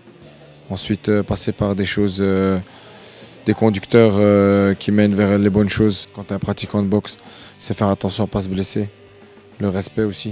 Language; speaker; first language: French; early bilingual, other home language; Arabic